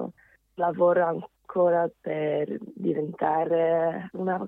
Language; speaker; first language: Italian; non-native, fluent; Korean